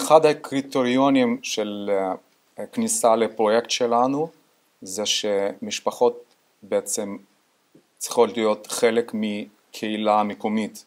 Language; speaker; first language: Hebrew; non-native, fluent; Russian